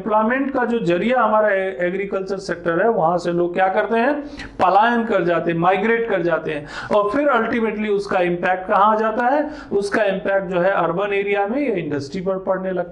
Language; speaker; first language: Hindi; native; Hindi